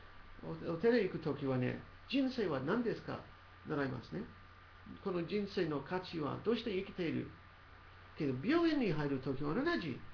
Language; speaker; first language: Japanese; non-native, learner; English